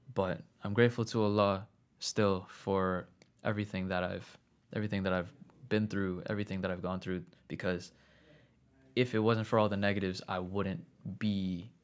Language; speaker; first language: English; native; English